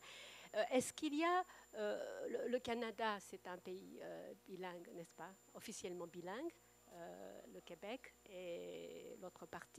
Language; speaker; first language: French; non-native, fluent; Japanese